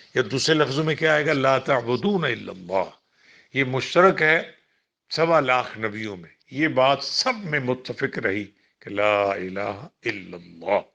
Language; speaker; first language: Urdu; non-native, local second language; Punjabi